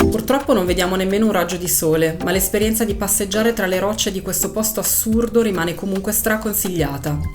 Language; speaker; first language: Italian; native; Italian